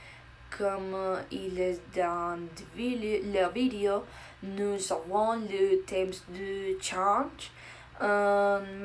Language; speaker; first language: French; non-native, learner; Spanish